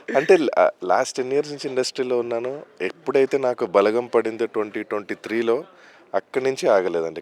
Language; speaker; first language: Telugu; native; Telugu